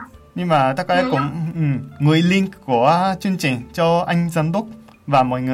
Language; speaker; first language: Vietnamese; non-native, fluent; Japanese